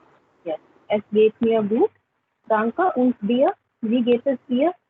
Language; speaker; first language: German; non-native, learner; Hindi